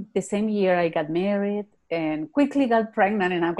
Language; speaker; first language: English; non-native, fluent; Spanish